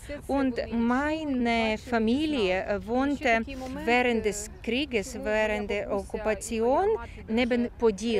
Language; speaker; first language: German; non-native, fluent; Ukrainian